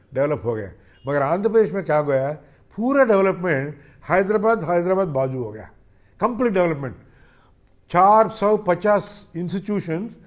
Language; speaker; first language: Hindi; non-native, local second language; Telugu